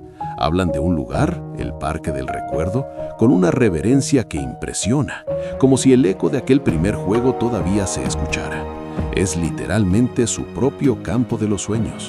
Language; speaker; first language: Spanish; native; Spanish